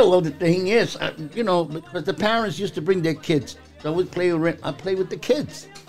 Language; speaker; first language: English; early bilingual, other home language; Spanish